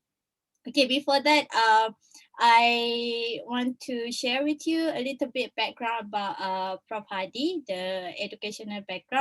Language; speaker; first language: English; non-native, local second language; Malay